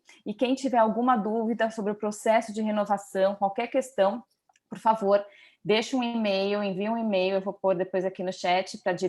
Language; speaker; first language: Portuguese; native; Portuguese